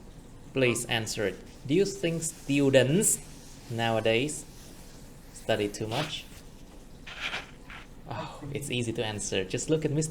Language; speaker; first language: English; non-native, fluent; Vietnamese